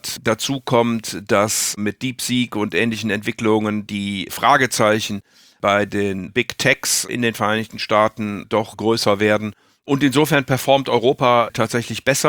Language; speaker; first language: German; native; German